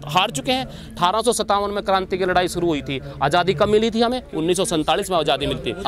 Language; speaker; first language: Hindi; native; Hindi